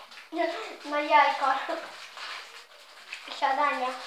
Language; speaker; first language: Polish; early bilingual, heritage; Polish